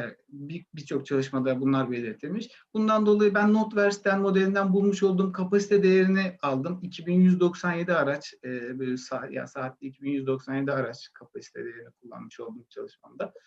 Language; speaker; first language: Turkish; native; Turkish